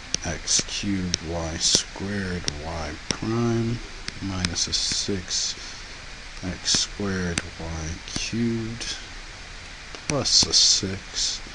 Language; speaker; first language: English; native; English